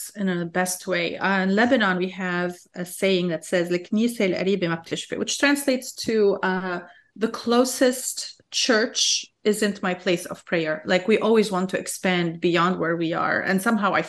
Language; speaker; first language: English; non-native, fluent; Arabic